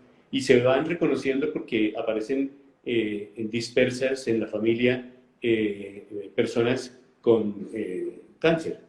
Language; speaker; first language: Spanish; native; Spanish